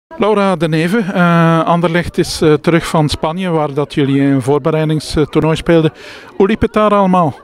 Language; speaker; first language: Dutch; native; Dutch